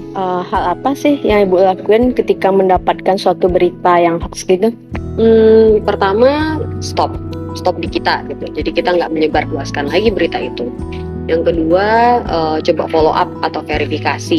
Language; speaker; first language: Indonesian; native; Indonesian